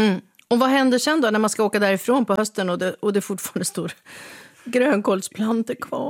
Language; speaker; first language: Swedish; native; Swedish